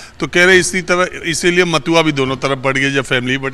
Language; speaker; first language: Hindi; native; Hindi